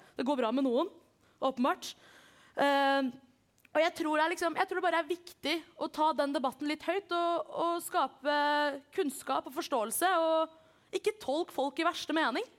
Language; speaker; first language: Norwegian; early bilingual, other home language; Kurdish